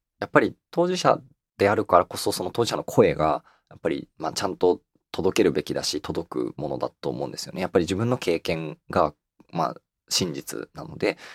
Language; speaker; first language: Japanese; native; Japanese